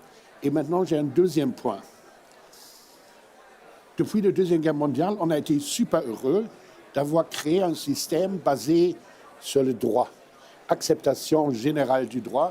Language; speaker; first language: French; non-native, fluent; German